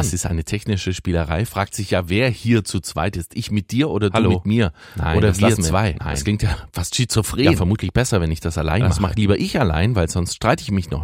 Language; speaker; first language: German; native; German